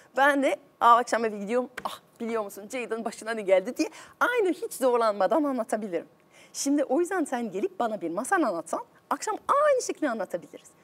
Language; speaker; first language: Turkish; non-native, fluent; French